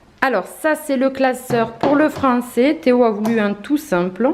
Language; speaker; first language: French; native; French